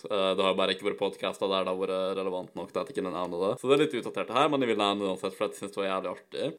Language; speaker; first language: Norwegian; native; Norwegian